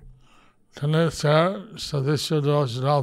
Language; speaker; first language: Spanish; non-native, learner; English